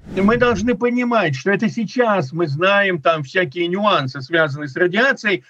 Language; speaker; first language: Russian; native; Russian